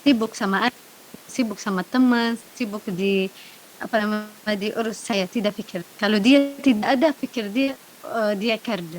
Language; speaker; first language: Indonesian; non-native, learner; Arabic